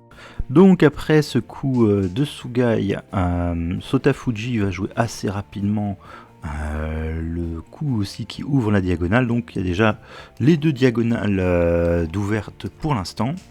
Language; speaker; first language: French; native; French